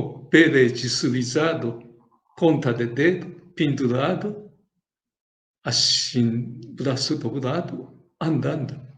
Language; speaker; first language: Portuguese; non-native, learner; Japanese